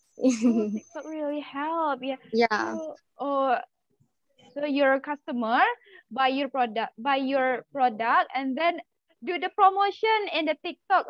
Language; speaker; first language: English; non-native, learner; Malay